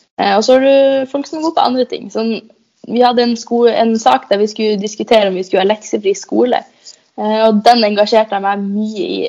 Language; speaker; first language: Norwegian; native; Norwegian